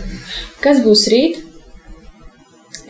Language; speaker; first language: Latvian; non-native, local second language; Russian